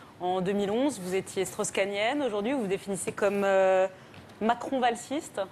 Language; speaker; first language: French; native; French